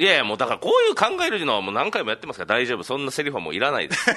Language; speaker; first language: Japanese; native; Japanese